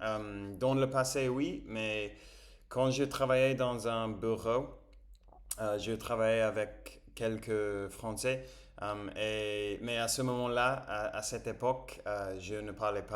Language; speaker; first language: French; non-native, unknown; English